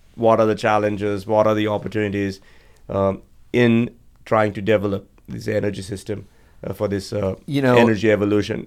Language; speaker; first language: English; non-native, local second language; Sinhala